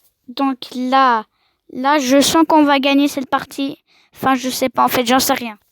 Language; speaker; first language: French; native; French